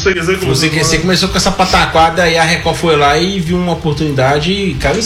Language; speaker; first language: Portuguese; native; Portuguese